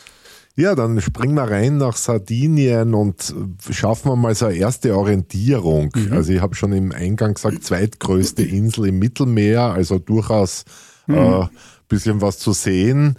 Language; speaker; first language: German; native; German